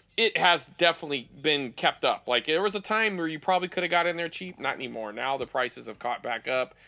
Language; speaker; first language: English; native; English